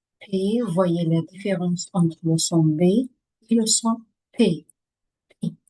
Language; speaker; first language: French; non-native, local second language; Arabic